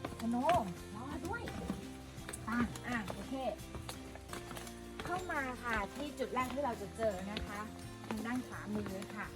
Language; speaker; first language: Thai; native; Thai